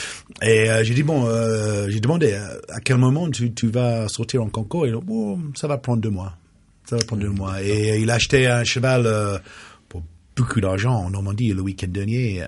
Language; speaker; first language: French; non-native, fluent; English